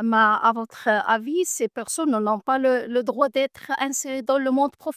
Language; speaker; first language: French; non-native, learner; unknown